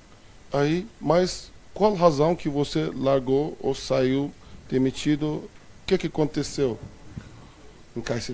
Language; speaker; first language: Portuguese; non-native, fluent; Turkish